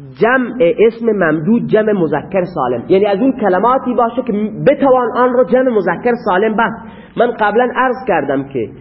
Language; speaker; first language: Persian; non-native, local second language; Baluchi